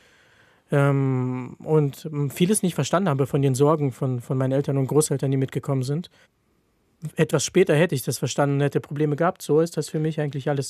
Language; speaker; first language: German; non-native, fluent; Ukrainian